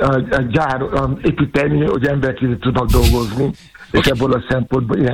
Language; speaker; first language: Hungarian; non-native, fluent; Yoruba